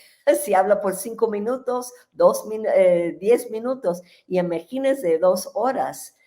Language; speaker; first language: Spanish; non-native, fluent; English